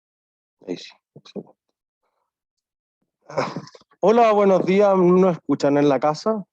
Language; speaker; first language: Spanish; native; Spanish